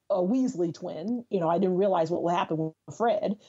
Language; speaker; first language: English; native; English